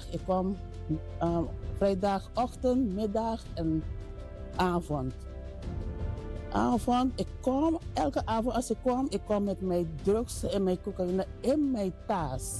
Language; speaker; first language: Dutch; non-native, learner; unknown